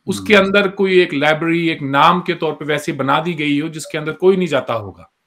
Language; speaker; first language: Hindi; native; Hindi